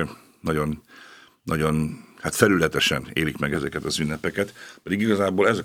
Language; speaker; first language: Hungarian; native; Hungarian